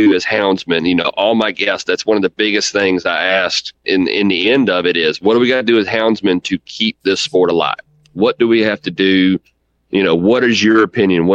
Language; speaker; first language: English; native; English